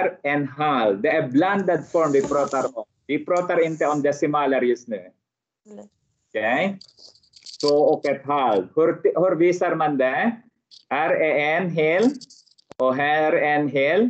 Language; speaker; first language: Swedish; non-native, fluent; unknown